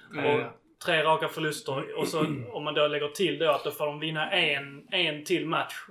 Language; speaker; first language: Swedish; native; Swedish